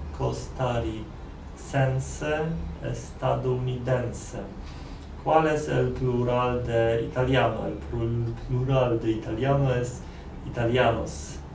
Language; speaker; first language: Spanish; non-native, learner; Polish